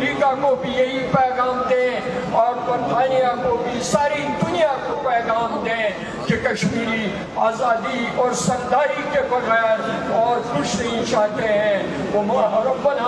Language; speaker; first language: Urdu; non-native, local second language; Kashmiri